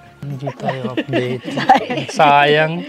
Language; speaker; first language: Filipino; non-native, learner; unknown